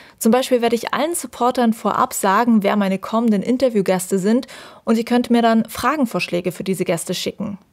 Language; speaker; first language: German; native; German